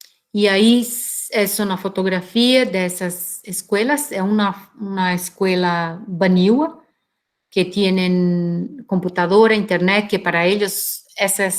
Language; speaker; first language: Spanish; non-native, fluent; Portuguese